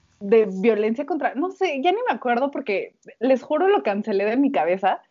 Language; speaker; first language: Spanish; native; Spanish